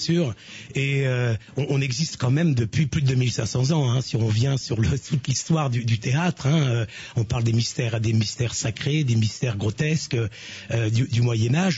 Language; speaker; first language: French; native; French